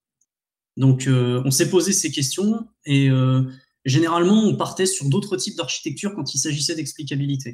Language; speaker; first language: French; native; French